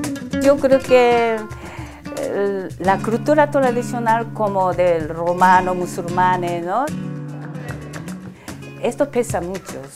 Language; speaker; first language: Spanish; non-native, learner; Japanese